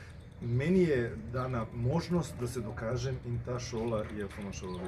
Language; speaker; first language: Slovenian; non-native, fluent; Serbian